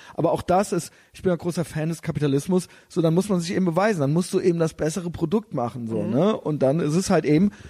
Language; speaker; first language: German; native; German